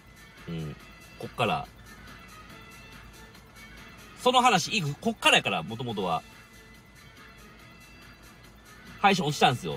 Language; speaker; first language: Japanese; native; Japanese